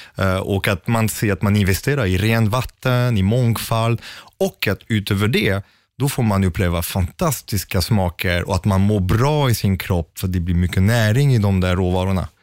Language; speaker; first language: Swedish; non-native, fluent; French